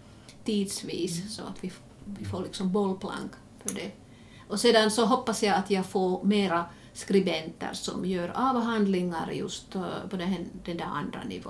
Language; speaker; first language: Swedish; non-native, local second language; Finnish